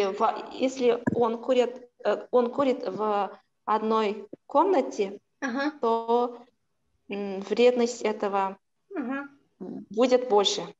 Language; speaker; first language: Russian; non-native, local second language; Kazakh